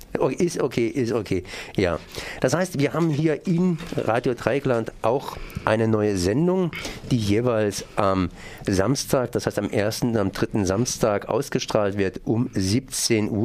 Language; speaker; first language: German; native; German